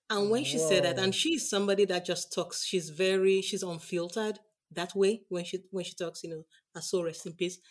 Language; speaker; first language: English; non-native, local second language; Yoruba